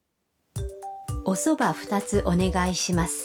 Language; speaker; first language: Japanese; native; Japanese